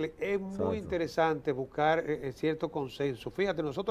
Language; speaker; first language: Spanish; native; Spanish